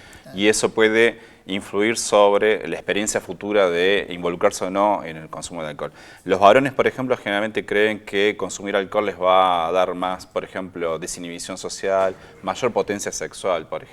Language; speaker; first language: Spanish; native; Spanish